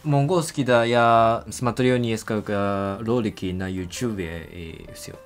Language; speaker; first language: Russian; non-native, learner; Japanese